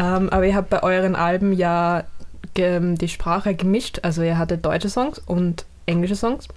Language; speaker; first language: German; native; German